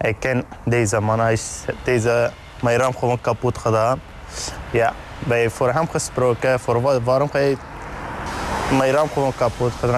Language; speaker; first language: Dutch; non-native, learner; Arabic